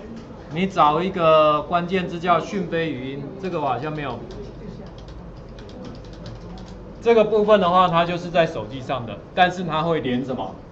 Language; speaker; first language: Chinese; native; Chinese